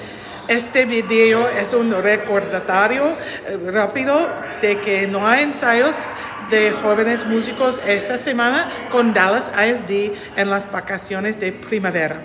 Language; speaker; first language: Spanish; non-native, learner; English